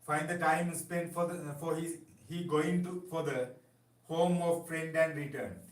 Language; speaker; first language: English; non-native, local second language; Sinhala